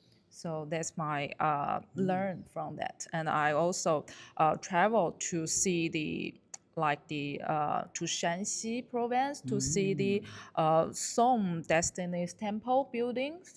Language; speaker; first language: English; non-native, learner; Chinese